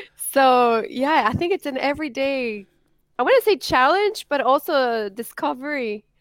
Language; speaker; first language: English; non-native, fluent; Spanish